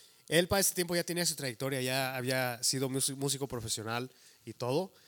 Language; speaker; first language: Spanish; early bilingual, heritage; Spanish